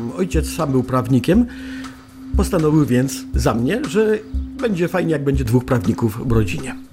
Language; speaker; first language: Polish; native; Polish